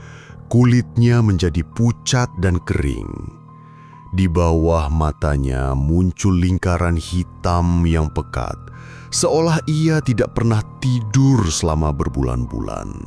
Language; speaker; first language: Indonesian; native; Indonesian